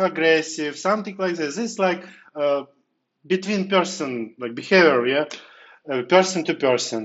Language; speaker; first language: English; non-native, fluent; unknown